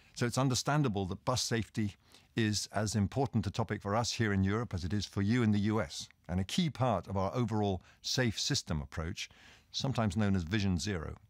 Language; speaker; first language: English; native; English